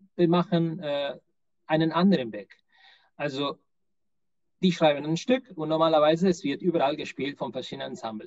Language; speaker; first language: German; non-native, fluent; Spanish